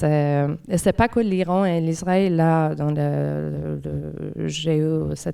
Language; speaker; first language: French; non-native, fluent; Persian